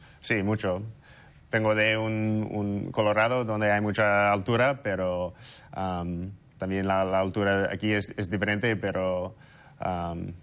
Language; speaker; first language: Spanish; non-native, fluent; English